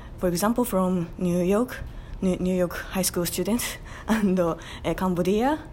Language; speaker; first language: English; non-native, learner; Japanese